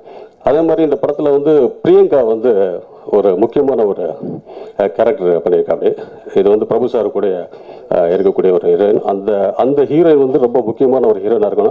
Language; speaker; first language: Tamil; native; Tamil